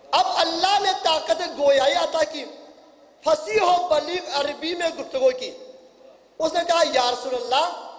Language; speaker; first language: Urdu; non-native, local second language; Punjabi